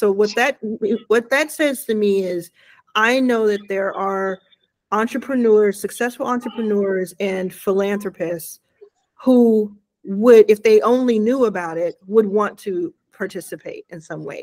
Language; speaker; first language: English; native; English